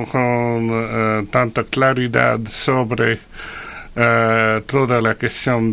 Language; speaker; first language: Spanish; non-native, fluent; French